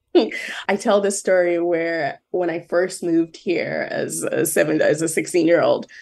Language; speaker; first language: English; non-native, local second language; Yoruba